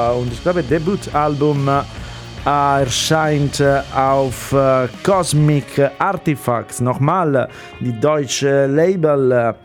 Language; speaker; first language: German; non-native, learner; Italian